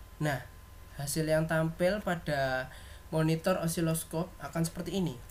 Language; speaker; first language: Indonesian; native; Indonesian